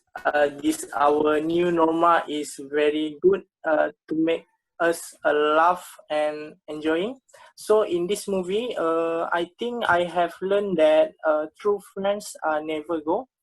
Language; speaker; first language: English; non-native, local second language; Malay